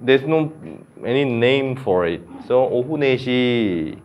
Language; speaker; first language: English; non-native, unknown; Korean